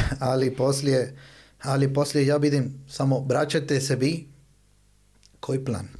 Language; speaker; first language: Bosnian; early bilingual, heritage; Spanish